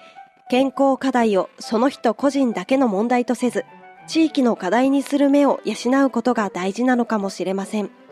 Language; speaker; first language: Japanese; native; Japanese